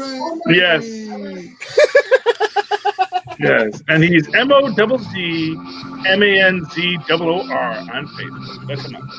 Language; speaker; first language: English; native; English